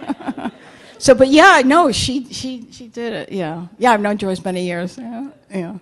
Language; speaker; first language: English; native; English